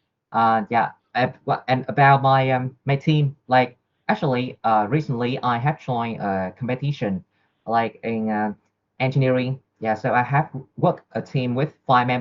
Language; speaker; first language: English; non-native, learner; Vietnamese